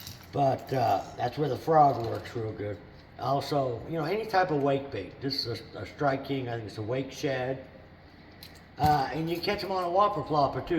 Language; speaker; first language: English; native; English